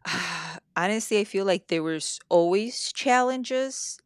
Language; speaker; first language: English; non-native, fluent; Spanish